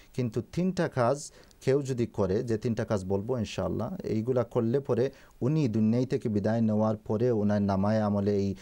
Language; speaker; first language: Bangla; native; Bangla